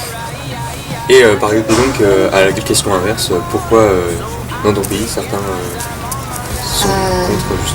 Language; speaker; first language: French; native; French